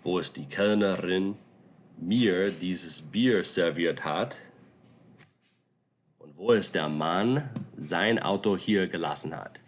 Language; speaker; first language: German; non-native, fluent; English